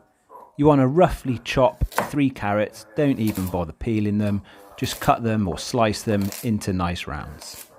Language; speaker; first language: English; native; English